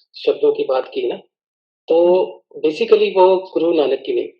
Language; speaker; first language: Hindi; non-native, local second language; Punjabi